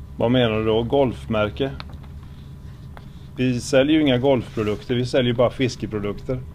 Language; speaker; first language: Swedish; native; Swedish